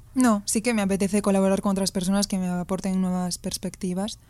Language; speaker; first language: Spanish; native; Spanish